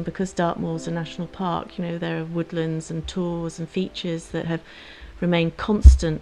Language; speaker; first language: English; native; English